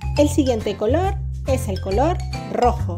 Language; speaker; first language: Spanish; native; Spanish